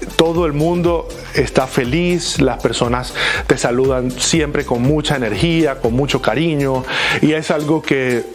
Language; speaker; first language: Spanish; native; Spanish